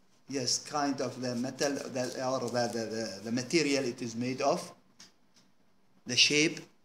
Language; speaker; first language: English; non-native, fluent; Arabic